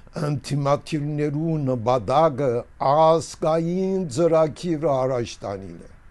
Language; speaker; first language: Armenian; early bilingual, heritage; Armenian